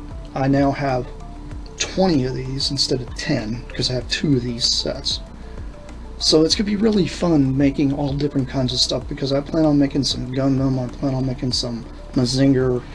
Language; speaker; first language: English; native; English